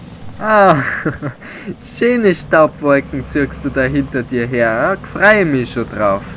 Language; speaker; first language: German; native; German